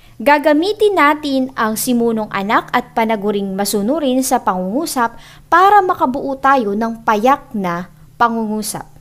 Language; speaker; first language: Filipino; native; Filipino